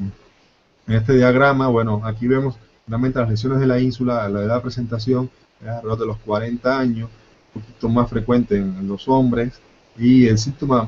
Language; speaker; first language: Spanish; native; Spanish